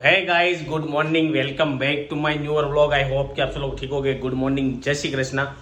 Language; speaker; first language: Hindi; non-native, local second language; Gujarati